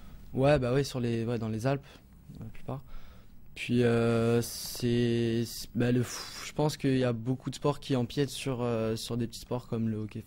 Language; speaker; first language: French; native; French